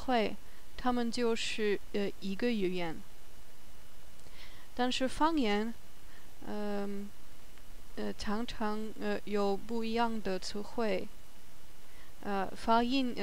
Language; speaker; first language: Chinese; non-native, learner; German